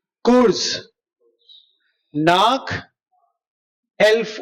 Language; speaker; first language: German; non-native, learner; Hindi